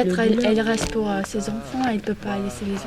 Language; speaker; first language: French; non-native, learner; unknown